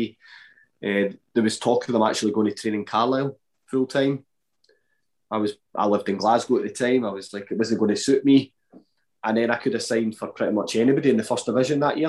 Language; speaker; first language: English; native; English